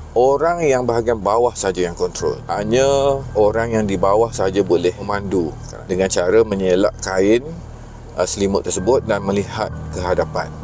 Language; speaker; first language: Malay; native; Malay